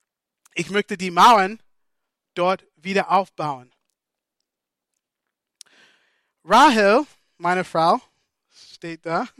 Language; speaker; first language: German; non-native, fluent; English